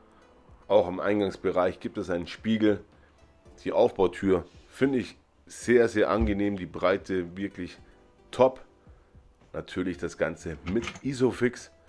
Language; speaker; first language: German; native; German